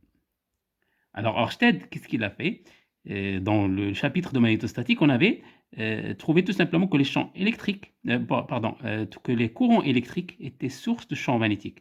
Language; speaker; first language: French; non-native, local second language; Arabic